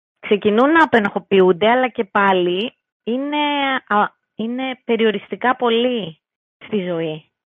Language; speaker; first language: Greek; native; Greek